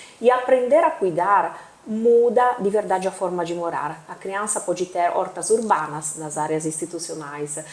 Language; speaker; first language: Portuguese; non-native, fluent; Italian